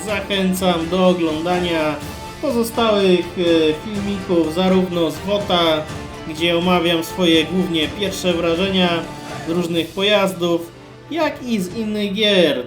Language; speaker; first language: Polish; native; Polish